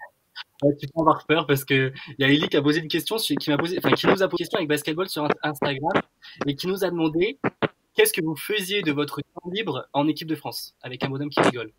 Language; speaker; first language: French; native; French